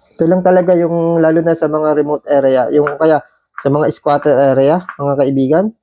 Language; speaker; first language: Filipino; native; Filipino